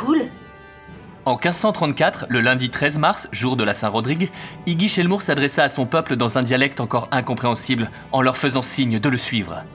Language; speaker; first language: French; native; French